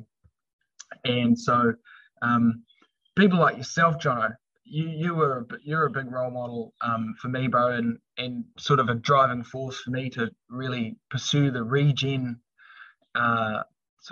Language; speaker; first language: English; native; English